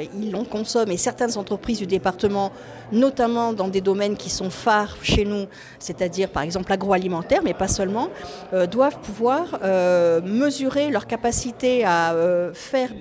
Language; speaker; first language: French; native; French